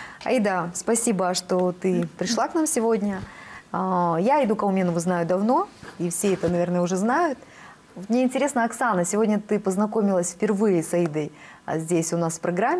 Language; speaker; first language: Russian; native; Russian